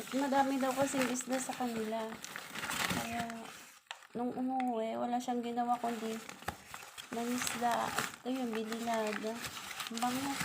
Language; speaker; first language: Filipino; native; Filipino